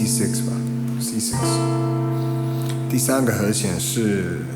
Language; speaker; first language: Chinese; non-native, fluent; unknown